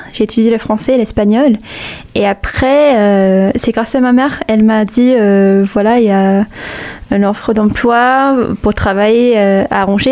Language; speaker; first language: French; non-native, fluent; English